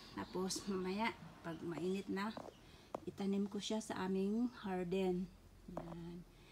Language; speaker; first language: Filipino; non-native, local second language; Cebuano